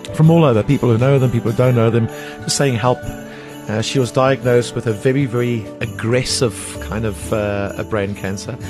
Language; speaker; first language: English; non-native, local second language; Afrikaans